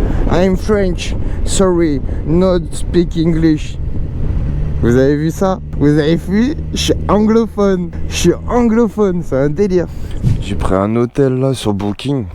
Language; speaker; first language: French; native; French